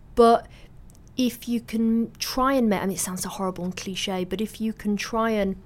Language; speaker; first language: English; native; English